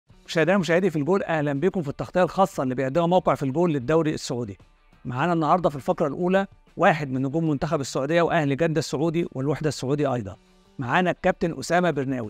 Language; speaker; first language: Arabic; native; Arabic